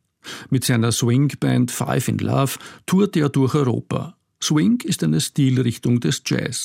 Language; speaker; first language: German; native; German